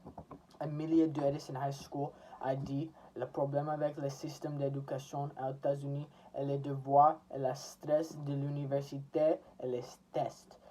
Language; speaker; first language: French; non-native, learner; English